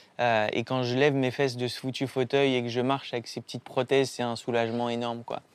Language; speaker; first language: French; native; French